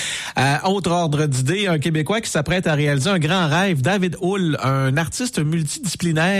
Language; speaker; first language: French; native; French